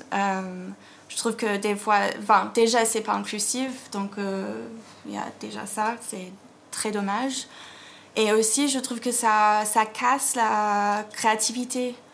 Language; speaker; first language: French; non-native, fluent; English